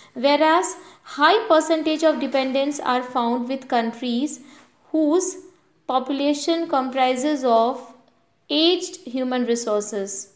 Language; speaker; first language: English; non-native, local second language; Hindi